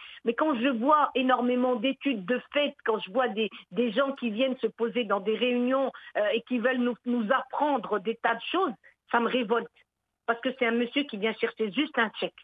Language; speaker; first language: French; early bilingual, other home language; Arabic